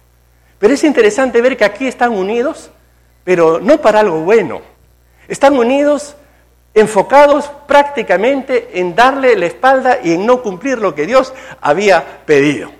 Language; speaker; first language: Spanish; native; Spanish